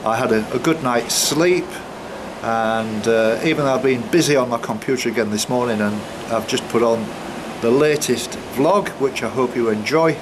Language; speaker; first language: English; native; English